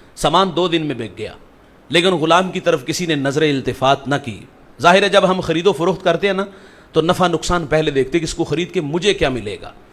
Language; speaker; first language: Urdu; non-native, local second language; Punjabi